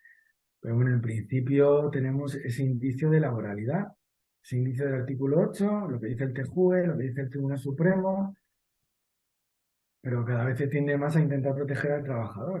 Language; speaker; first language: Spanish; native; Spanish